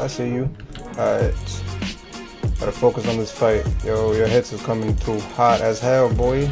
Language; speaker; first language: English; native; English